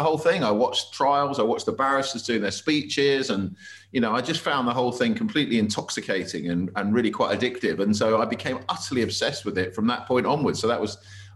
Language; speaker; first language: English; native; English